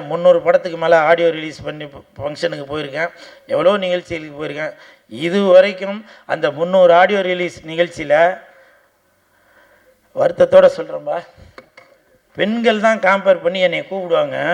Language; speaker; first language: Tamil; native; Tamil